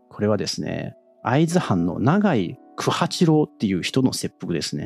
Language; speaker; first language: Japanese; native; Japanese